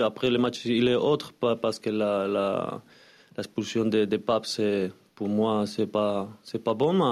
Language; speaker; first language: French; non-native, learner; Spanish